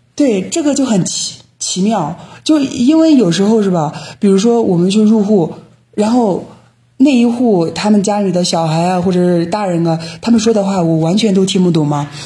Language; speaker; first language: Chinese; native; Chinese